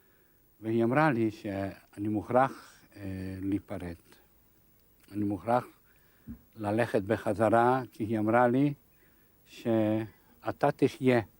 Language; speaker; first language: Hebrew; non-native, fluent; Hungarian